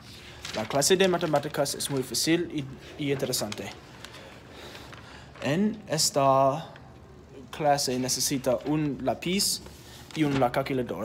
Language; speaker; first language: Spanish; non-native, learner; English